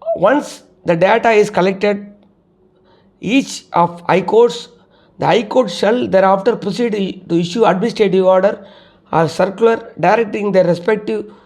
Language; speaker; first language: English; non-native, local second language; Tamil